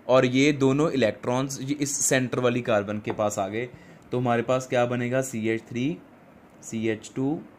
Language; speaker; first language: Hindi; non-native, local second language; Punjabi